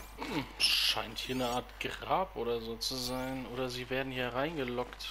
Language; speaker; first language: German; native; German